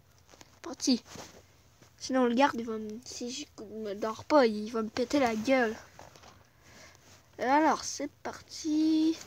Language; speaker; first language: French; native; French